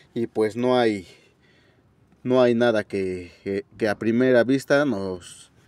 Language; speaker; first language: Spanish; native; Spanish